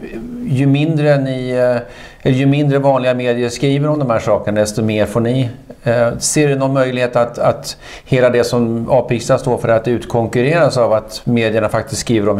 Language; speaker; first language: Swedish; native; Swedish